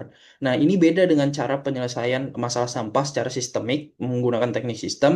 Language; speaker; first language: Indonesian; native; Indonesian